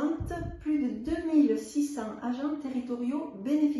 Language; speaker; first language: French; native; French